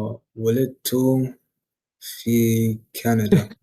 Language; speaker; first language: Arabic; non-native, learner; English